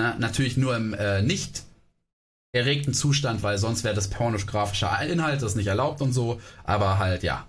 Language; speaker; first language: German; native; German